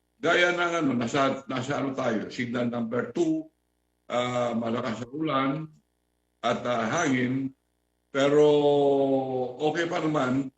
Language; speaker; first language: Filipino; non-native, local second language; Iloko